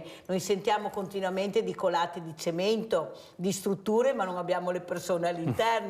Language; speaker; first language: Italian; native; Italian